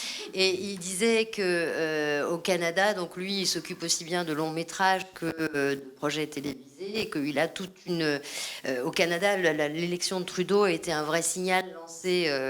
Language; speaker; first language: French; native; French